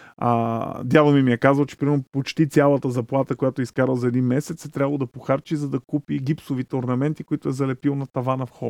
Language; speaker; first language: Bulgarian; native; Bulgarian